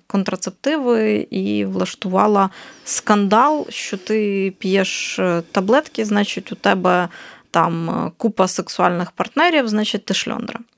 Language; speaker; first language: Ukrainian; native; Ukrainian